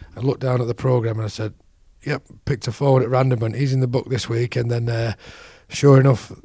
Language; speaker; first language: English; native; English